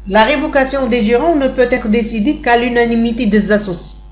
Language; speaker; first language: French; non-native, local second language; Arabic